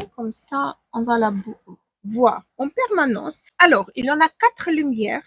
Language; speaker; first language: French; non-native, fluent; Ukrainian